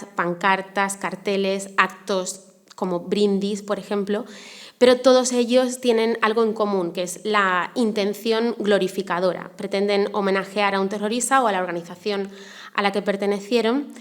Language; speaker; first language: Spanish; native; Spanish